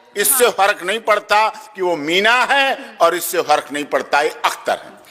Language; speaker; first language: Hindi; native; Hindi